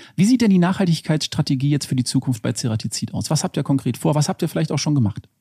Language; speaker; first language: German; native; German